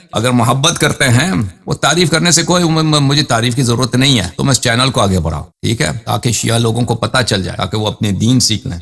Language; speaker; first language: Urdu; non-native, fluent; Persian